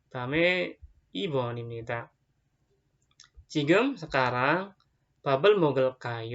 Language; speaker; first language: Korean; non-native, fluent; Indonesian